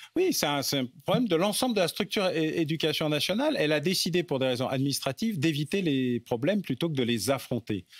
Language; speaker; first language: French; native; French